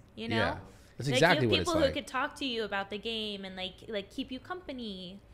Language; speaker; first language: English; native; English